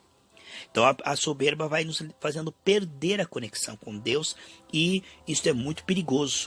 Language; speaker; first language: Portuguese; native; Portuguese